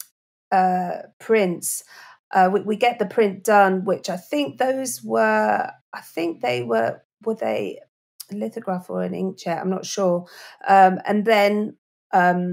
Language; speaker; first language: English; native; English